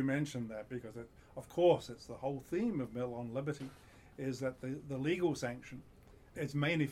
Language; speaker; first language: English; native; English